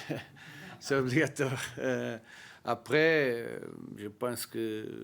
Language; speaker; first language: French; non-native, learner; Portuguese